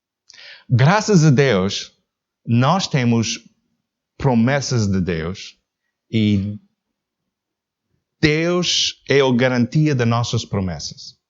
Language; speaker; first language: Portuguese; non-native, learner; English